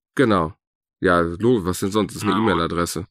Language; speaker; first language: German; native; German